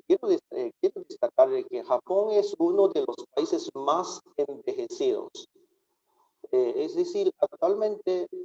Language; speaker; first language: Spanish; non-native, fluent; Japanese